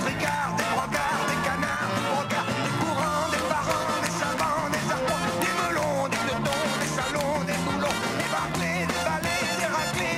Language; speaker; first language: French; native; French